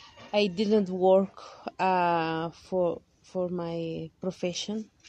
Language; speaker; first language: English; non-native, learner; Kaqchikel